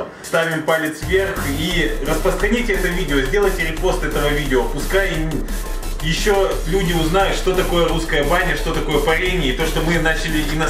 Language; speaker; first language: Russian; native; Russian